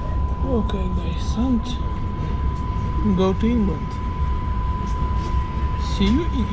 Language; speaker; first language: English; non-native, learner; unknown